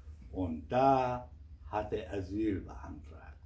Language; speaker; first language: German; non-native, fluent; Kurdish